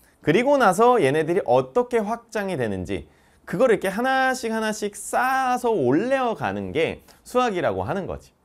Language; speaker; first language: Korean; native; Korean